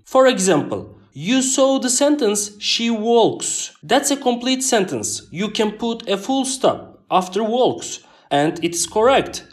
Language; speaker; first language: English; non-native, fluent; Turkish